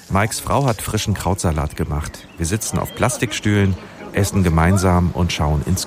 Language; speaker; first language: German; native; German